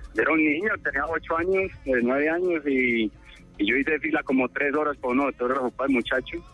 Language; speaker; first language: Spanish; native; Spanish